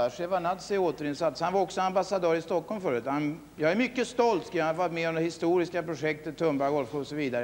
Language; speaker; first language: Swedish; native; Swedish